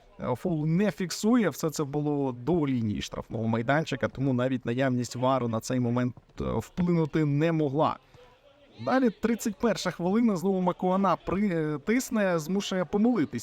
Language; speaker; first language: Ukrainian; native; Ukrainian